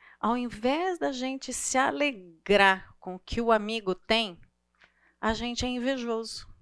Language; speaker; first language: Portuguese; native; Portuguese